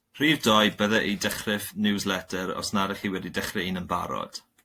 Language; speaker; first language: Welsh; non-native, local second language; English